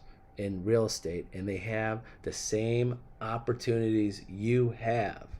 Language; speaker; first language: English; native; English